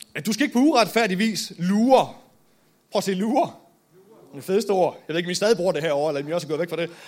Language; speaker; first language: Danish; native; Danish